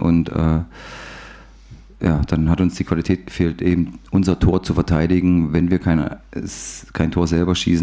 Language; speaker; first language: German; native; German